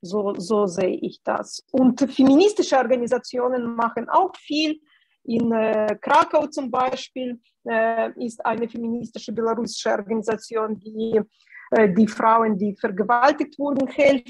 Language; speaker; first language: German; non-native, fluent; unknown